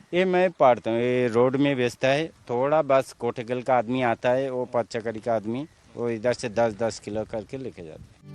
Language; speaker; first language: Hindi; non-native, local second language; Odia